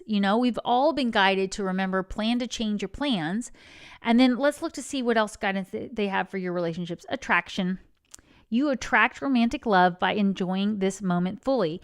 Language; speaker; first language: English; native; English